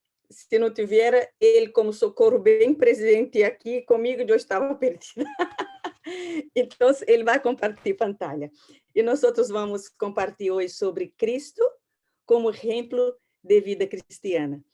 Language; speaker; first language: Portuguese; non-native, learner; Spanish